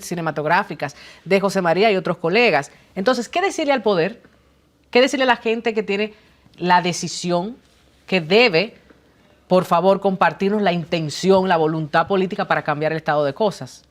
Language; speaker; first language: Spanish; native; Spanish